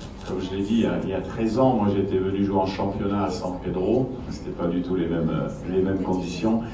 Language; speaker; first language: French; native; French